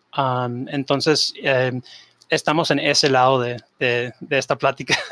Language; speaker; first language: Spanish; early bilingual, heritage; Spanish